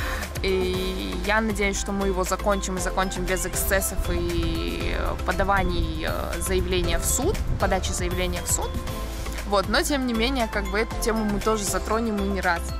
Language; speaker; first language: Russian; native; Russian